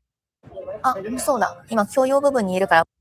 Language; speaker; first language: Japanese; native; Japanese